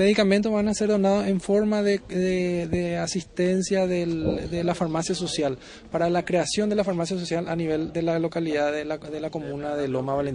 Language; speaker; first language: Spanish; native; Spanish